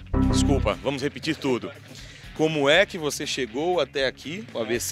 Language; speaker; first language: Portuguese; native; Portuguese